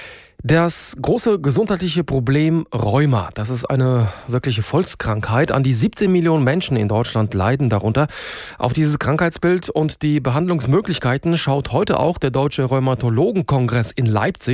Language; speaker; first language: German; native; German